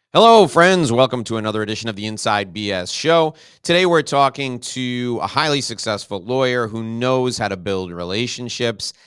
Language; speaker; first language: English; native; English